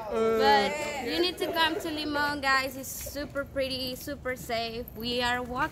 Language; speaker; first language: English; non-native, fluent; Spanish